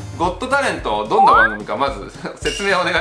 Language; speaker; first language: Japanese; native; Japanese